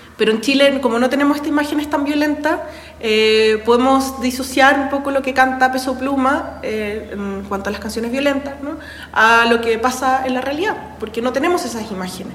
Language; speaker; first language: Spanish; native; Spanish